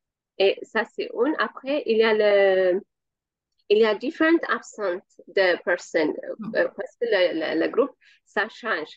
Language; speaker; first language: French; non-native, learner; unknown